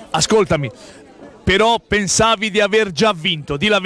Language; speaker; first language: Italian; native; Italian